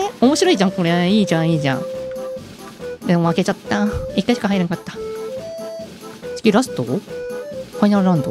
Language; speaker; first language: Japanese; native; Japanese